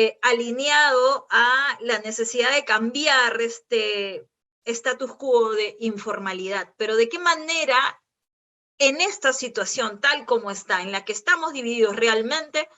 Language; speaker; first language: Spanish; native; Spanish